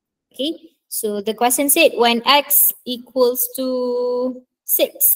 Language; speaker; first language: English; non-native, local second language; Malay